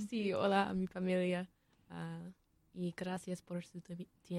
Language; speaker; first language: Spanish; non-native, learner; English